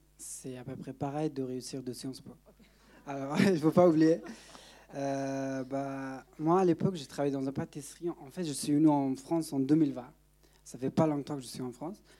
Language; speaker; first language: French; non-native, learner; Persian